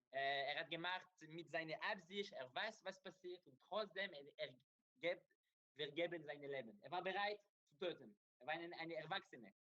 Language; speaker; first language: German; non-native, learner; Hebrew